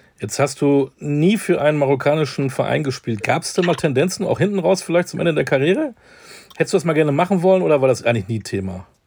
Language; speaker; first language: German; native; German